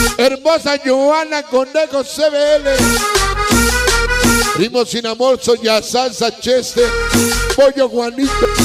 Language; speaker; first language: Spanish; native; Spanish